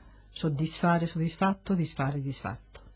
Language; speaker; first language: Italian; non-native, fluent; Spanish